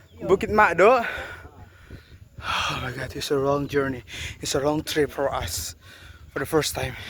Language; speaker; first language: English; non-native, learner; Indonesian